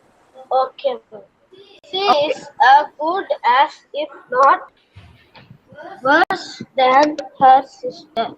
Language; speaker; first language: English; non-native, learner; Tamil